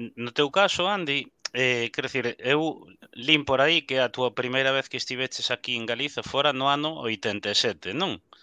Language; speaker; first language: Galician; native; Galician